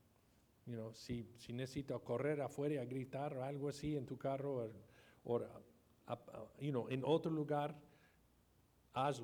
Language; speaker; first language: Spanish; non-native, fluent; English